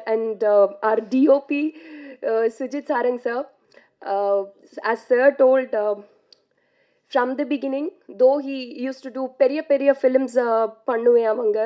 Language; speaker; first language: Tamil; non-native, learner; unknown